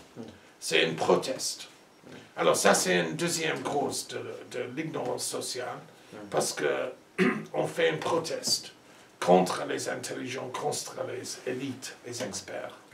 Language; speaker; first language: French; non-native, learner; English